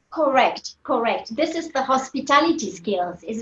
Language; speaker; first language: English; non-native, fluent; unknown